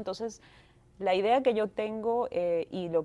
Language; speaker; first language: Spanish; native; Spanish